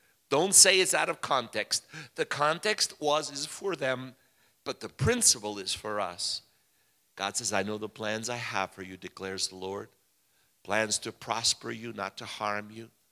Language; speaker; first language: English; early bilingual, other home language; Ukrainian